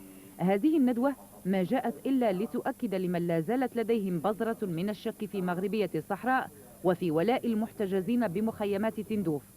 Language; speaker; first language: Arabic; native; Arabic